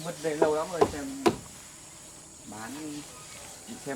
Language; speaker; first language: Vietnamese; native; Vietnamese